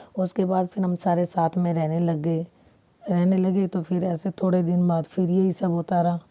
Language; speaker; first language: Hindi; non-native, local second language; Punjabi